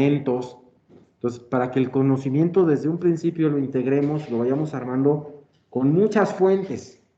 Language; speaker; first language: Spanish; native; Spanish